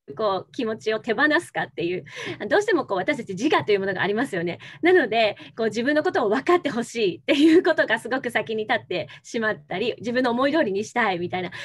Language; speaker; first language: Japanese; native; Japanese